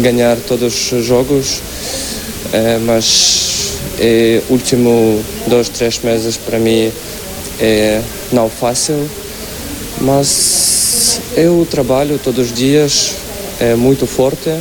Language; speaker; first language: Portuguese; non-native, learner; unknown